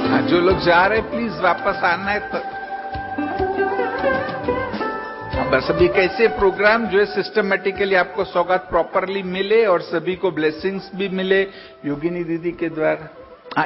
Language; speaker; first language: Hindi; native; Hindi